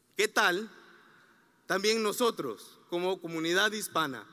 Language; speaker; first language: Spanish; non-native, fluent; English